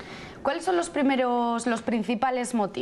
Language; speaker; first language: Spanish; native; Spanish